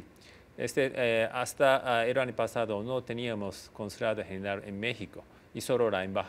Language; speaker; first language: Spanish; non-native, fluent; Japanese